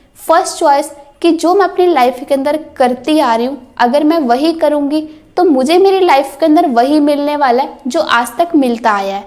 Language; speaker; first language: Hindi; native; Hindi